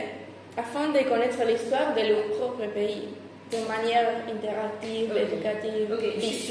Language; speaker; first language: French; non-native, fluent; Spanish